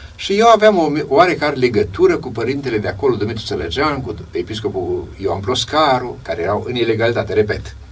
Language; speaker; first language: Romanian; native; Romanian